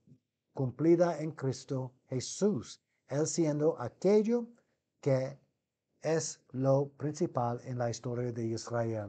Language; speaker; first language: Spanish; non-native, fluent; English